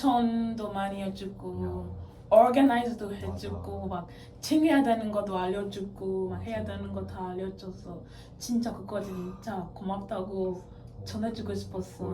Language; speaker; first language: Korean; non-native, fluent; English